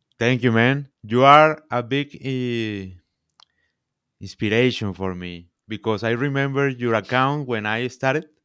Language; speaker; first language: English; non-native, learner; Spanish